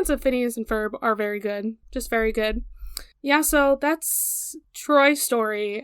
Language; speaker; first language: English; native; English